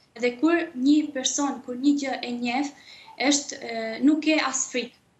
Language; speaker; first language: Albanian; early bilingual, heritage; Albanian